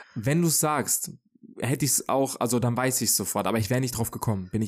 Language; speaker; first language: German; native; German